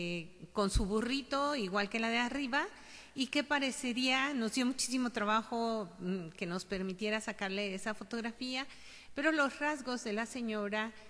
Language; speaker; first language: Spanish; native; Spanish